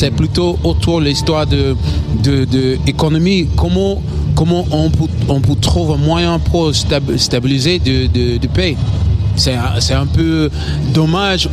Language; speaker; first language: French; non-native, learner; English